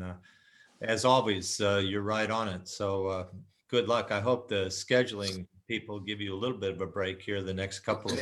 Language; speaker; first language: English; native; English